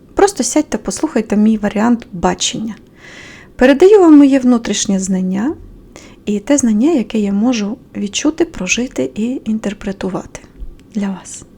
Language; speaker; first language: Ukrainian; native; Ukrainian